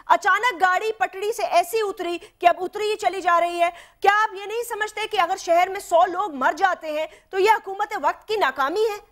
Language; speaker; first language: Urdu; native; Urdu